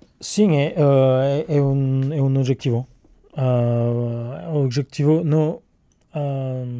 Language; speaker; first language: Portuguese; non-native, learner; French